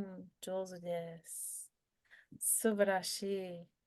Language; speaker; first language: Japanese; non-native, fluent; English